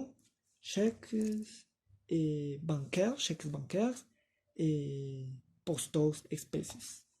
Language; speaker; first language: French; non-native, learner; Spanish